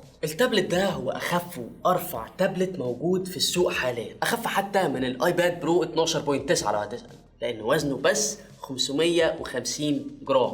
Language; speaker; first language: Arabic; native; Arabic